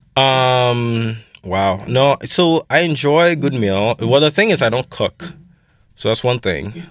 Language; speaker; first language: English; non-native, fluent; Haitian Creole